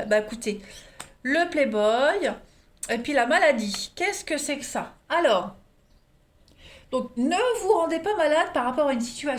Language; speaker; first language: French; native; French